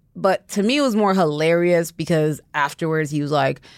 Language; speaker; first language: English; non-native, fluent; French